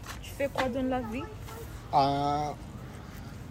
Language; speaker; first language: French; non-native, learner; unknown